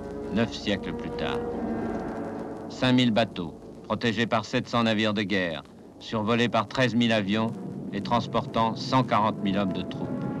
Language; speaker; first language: French; native; French